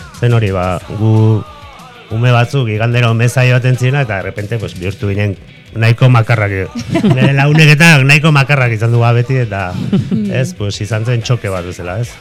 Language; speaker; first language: Basque; native; Basque